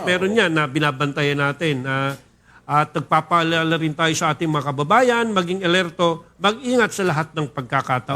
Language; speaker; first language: Filipino; native; Filipino